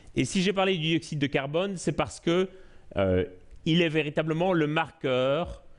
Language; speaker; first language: French; native; French